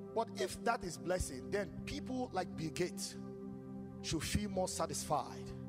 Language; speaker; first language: English; non-native, local second language; Yoruba